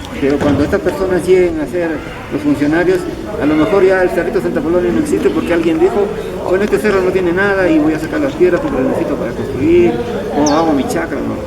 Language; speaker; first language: Spanish; native; Spanish